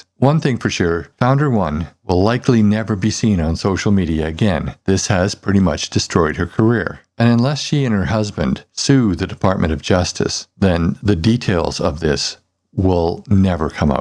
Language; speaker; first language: English; native; English